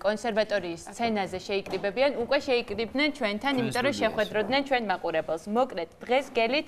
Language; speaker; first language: Georgian; native; Georgian